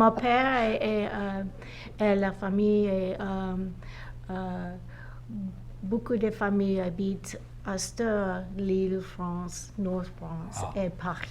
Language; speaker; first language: French; non-native, learner; English